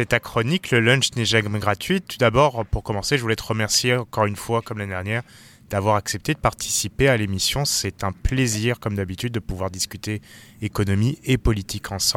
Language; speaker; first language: French; native; French